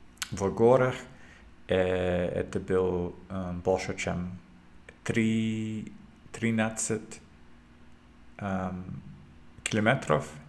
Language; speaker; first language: Russian; non-native, learner; English